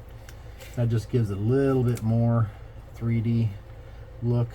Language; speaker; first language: English; native; English